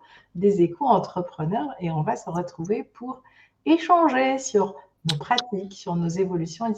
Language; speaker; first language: French; native; French